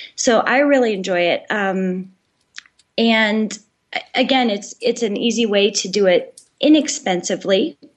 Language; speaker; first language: English; native; English